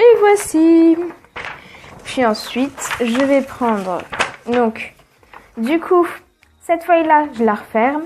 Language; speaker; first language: French; native; French